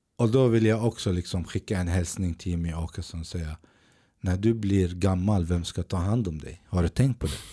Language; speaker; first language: Swedish; early bilingual, other home language; Arabic